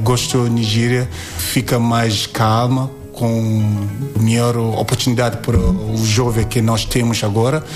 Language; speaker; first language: Portuguese; non-native, learner; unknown